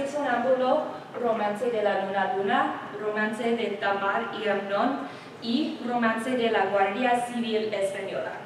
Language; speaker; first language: Spanish; non-native, learner; English